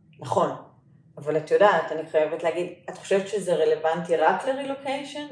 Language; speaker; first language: Hebrew; native; Hebrew